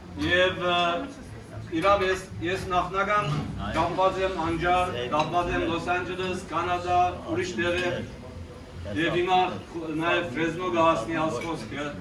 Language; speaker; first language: Armenian; early bilingual, heritage; Armenian